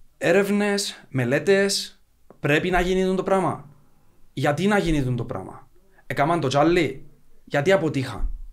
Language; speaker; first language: Greek; native; Greek